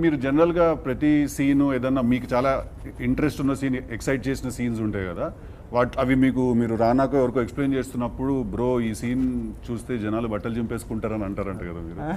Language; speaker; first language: Telugu; native; Telugu